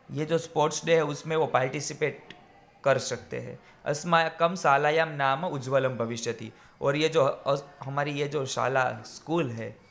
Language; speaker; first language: Hindi; non-native, local second language; Gujarati